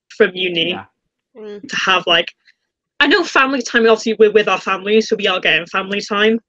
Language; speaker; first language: English; native; English